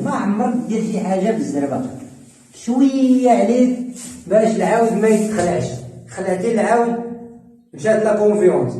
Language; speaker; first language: Arabic; native; Arabic